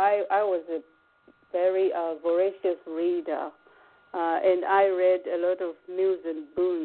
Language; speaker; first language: English; non-native, local second language; Shona